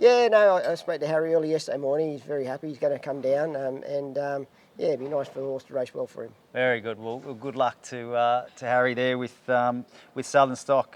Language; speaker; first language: English; native; English